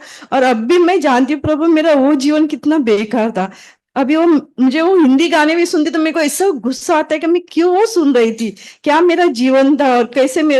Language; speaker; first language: Hindi; native; Hindi